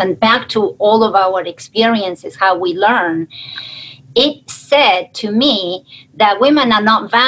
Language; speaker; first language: English; non-native, fluent; Spanish